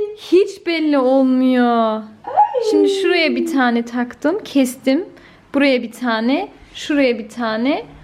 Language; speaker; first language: Turkish; early bilingual, heritage; Turkish